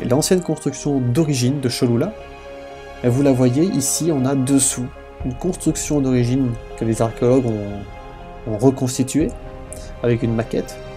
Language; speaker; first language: French; native; French